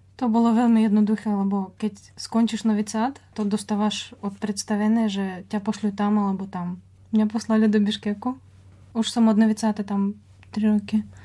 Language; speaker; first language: Slovak; non-native, fluent; Russian